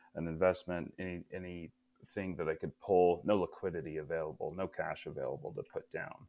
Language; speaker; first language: English; native; English